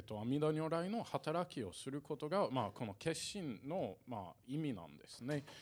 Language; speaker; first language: Japanese; non-native, fluent; English